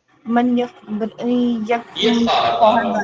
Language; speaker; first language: Persian; non-native, learner; Urdu